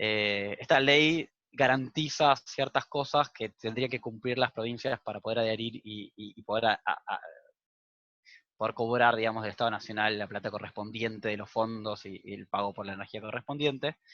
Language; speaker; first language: Spanish; native; Spanish